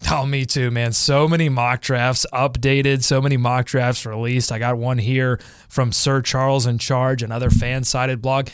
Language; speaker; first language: English; native; English